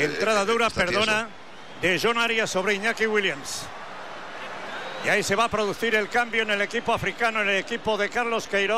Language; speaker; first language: Spanish; native; Spanish